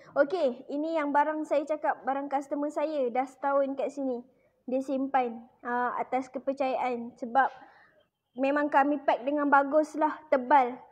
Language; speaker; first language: Malay; native; Malay